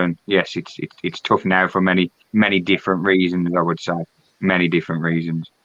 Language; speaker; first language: English; native; English